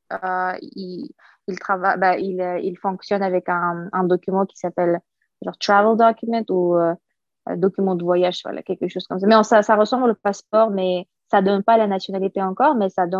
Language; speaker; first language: French; non-native, fluent; Uyghur